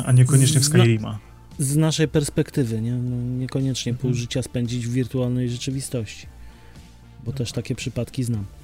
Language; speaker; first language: Polish; native; Polish